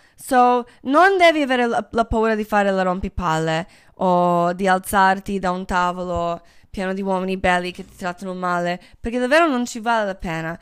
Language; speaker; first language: Italian; non-native, fluent; English